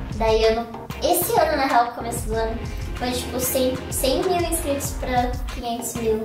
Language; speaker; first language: Portuguese; early bilingual, heritage; Portuguese